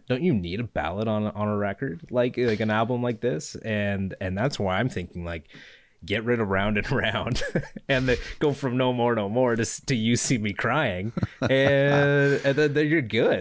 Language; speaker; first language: English; native; English